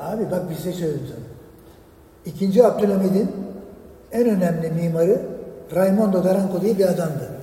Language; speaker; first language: Turkish; native; Turkish